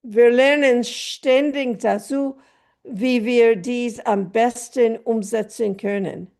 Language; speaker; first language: German; non-native, fluent; English